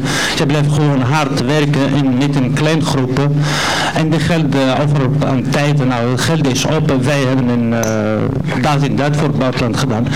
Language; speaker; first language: Dutch; non-native, learner; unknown